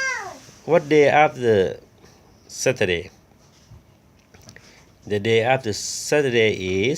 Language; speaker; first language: English; non-native, learner; Thai